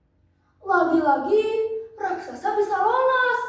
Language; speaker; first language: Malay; non-native, local second language; Balinese